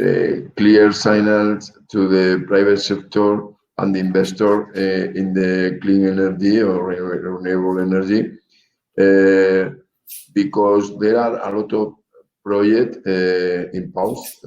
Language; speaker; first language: English; non-native, learner; Spanish